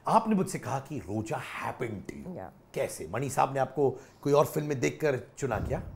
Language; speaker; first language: Hindi; native; Hindi